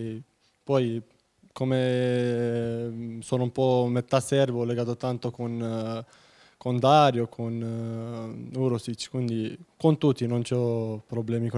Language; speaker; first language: Italian; non-native, fluent; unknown